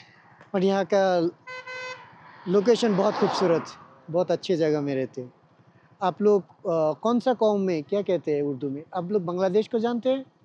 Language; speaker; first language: Hindi; non-native, fluent; Bangla